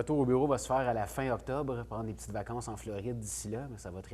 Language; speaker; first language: French; native; French